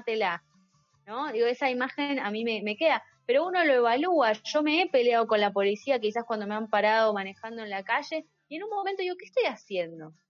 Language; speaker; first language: Spanish; native; Spanish